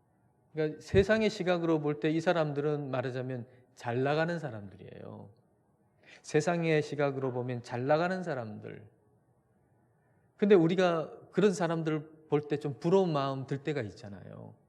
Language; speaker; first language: Korean; native; Korean